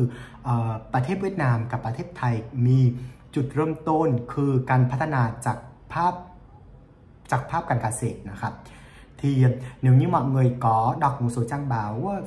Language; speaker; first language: Thai; non-native, fluent; Vietnamese